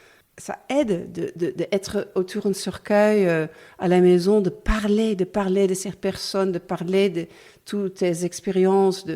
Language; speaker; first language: French; non-native, learner; Dutch